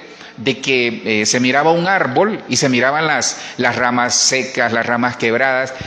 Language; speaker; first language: Spanish; native; Spanish